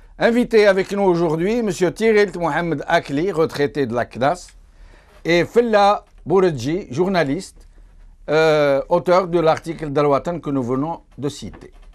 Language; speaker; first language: French; non-native, local second language; Arabic